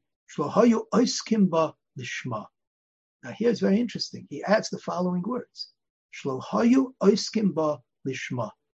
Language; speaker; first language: English; native; English